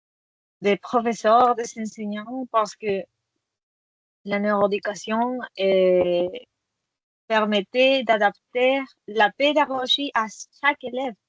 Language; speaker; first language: French; non-native, fluent; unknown